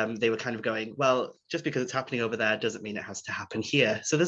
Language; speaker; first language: English; native; English